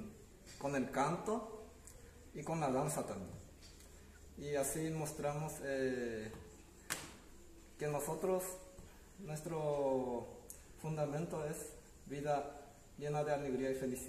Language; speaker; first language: Spanish; early bilingual, other home language; Japanese